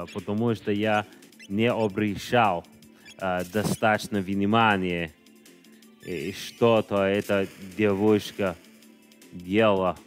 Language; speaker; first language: Russian; non-native, learner; English